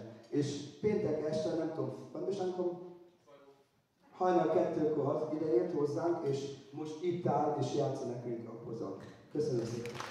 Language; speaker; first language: Hungarian; non-native, learner; German